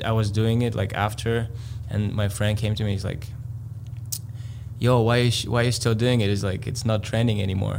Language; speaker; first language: English; non-native, fluent; Latvian